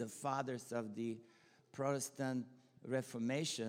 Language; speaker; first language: English; non-native, fluent; Bulgarian